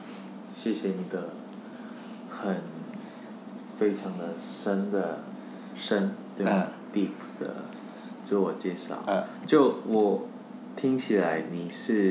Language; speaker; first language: Chinese; non-native, fluent; Korean